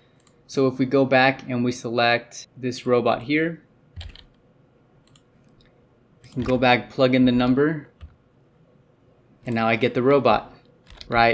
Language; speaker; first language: English; native; English